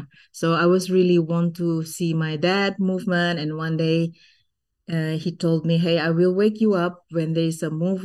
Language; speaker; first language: English; non-native, fluent; Sundanese